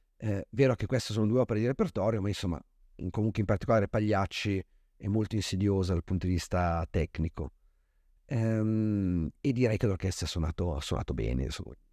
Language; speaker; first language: Italian; native; Italian